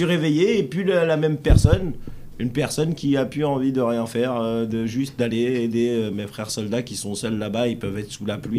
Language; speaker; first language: French; native; French